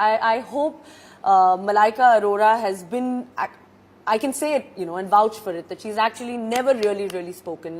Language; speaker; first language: English; non-native, local second language; Hindi